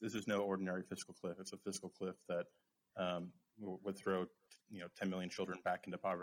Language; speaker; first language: English; native; English